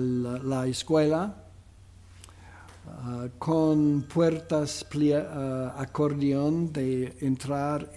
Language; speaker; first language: Spanish; non-native, fluent; English